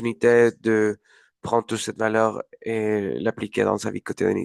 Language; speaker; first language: French; non-native, learner; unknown